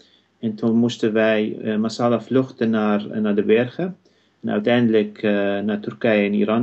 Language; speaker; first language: Dutch; non-native, fluent; Kurdish